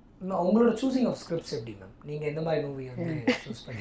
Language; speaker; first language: Tamil; native; Tamil